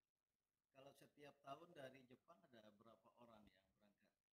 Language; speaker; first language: Indonesian; native; Indonesian